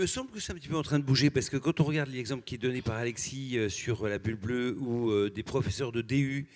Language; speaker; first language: French; native; French